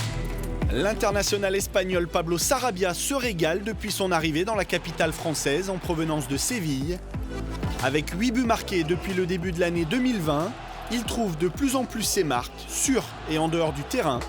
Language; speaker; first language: French; native; French